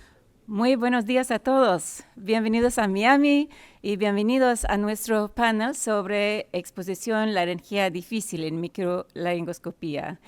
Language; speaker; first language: Spanish; non-native, fluent; English